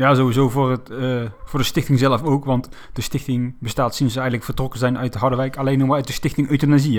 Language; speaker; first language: Dutch; native; Dutch